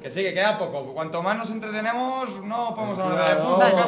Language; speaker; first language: Spanish; native; Spanish